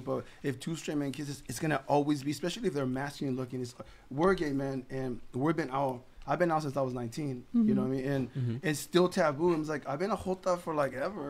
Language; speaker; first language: English; early bilingual, other home language; Spanish